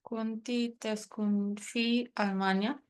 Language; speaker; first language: Arabic; non-native, learner; English